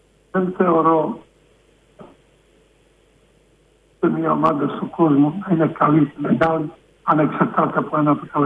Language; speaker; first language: Greek; non-native, fluent; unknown